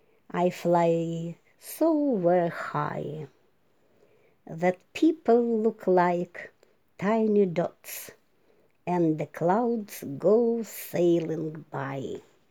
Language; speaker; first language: English; non-native, fluent; Ukrainian